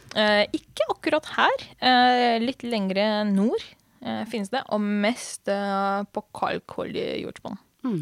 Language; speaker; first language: Norwegian; non-native, fluent; Hungarian